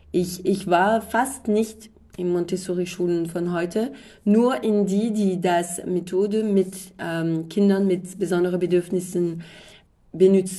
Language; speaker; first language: German; non-native, fluent; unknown